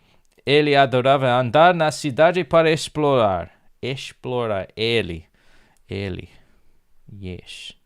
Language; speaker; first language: Portuguese; non-native, learner; English